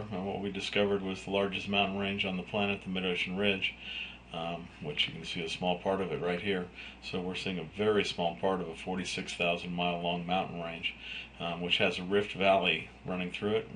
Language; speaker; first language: English; native; English